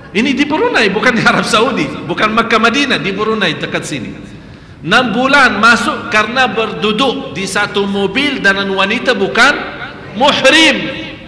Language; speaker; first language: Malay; non-native, fluent; Arabic